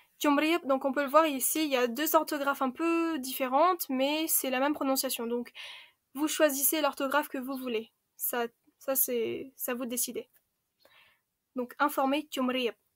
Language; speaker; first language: French; early bilingual, other home language; Khmer